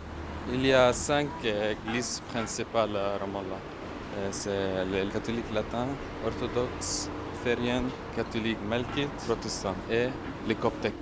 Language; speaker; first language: French; non-native, fluent; Arabic